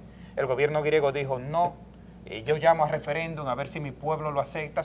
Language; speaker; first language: Spanish; native; Spanish